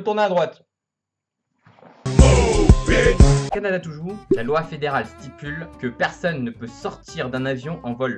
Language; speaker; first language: French; native; French